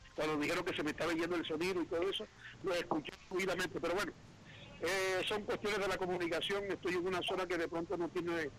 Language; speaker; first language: Spanish; non-native, fluent; English